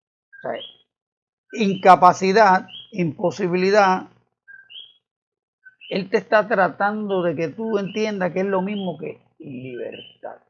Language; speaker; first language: Spanish; native; Spanish